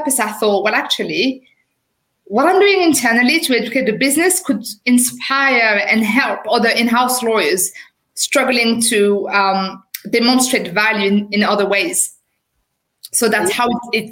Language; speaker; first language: English; non-native, fluent; French